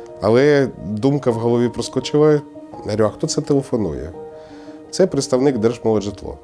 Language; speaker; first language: Ukrainian; native; Ukrainian